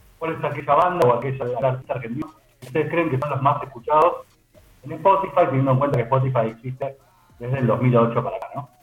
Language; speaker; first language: Spanish; native; Spanish